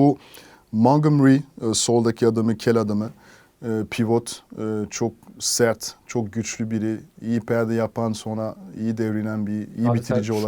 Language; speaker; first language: Turkish; non-native, fluent; French